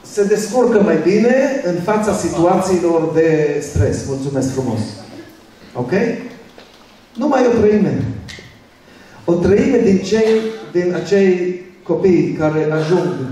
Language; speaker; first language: Romanian; early bilingual, other home language; Hebrew